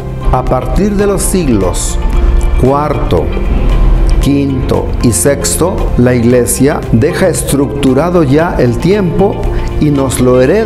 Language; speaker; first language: Spanish; native; Spanish